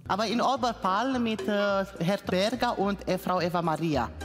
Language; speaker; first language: German; non-native, learner; Romanian